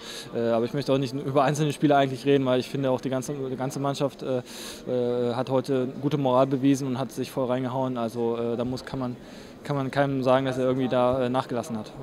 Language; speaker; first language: German; native; German